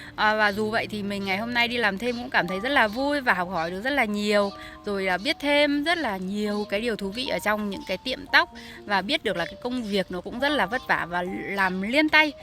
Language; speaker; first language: Vietnamese; native; Vietnamese